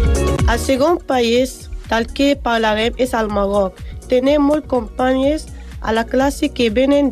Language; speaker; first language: Catalan; non-native, learner; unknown